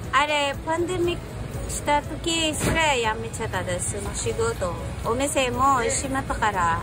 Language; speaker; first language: Japanese; non-native, learner; Filipino